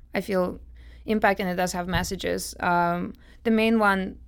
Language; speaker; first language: English; non-native, fluent; Russian